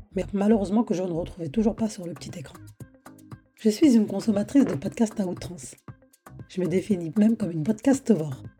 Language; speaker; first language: French; native; French